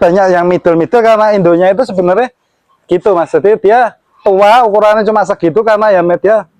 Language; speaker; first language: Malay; non-native, local second language; Javanese